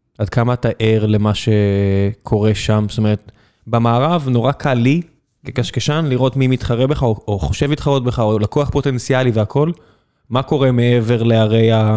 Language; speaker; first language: Hebrew; native; Hebrew